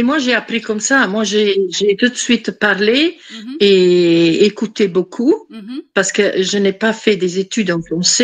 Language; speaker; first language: French; non-native, fluent; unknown